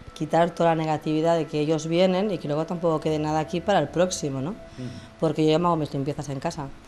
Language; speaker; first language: Spanish; native; Spanish